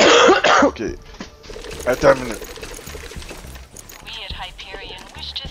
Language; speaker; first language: French; native; French